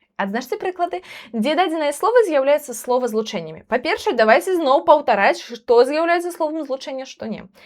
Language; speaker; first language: Belarusian; non-native, local second language; Russian